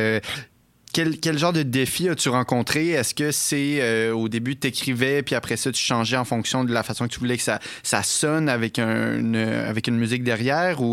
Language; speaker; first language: French; native; French